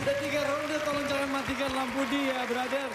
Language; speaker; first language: Indonesian; native; Indonesian